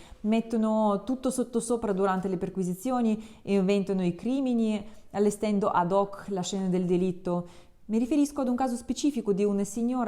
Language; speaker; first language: Italian; non-native, fluent; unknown